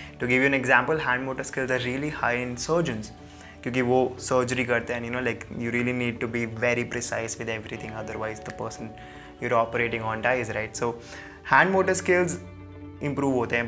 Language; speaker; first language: English; non-native, local second language; Hindi